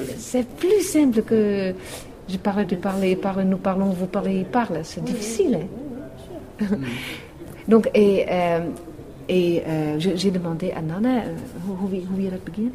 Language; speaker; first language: French; non-native, fluent; Western Frisian